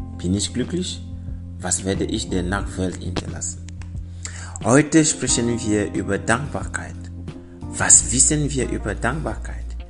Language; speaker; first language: German; non-native, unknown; French